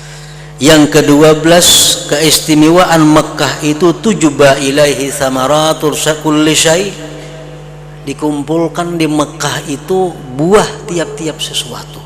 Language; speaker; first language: Indonesian; non-native, local second language; Banjar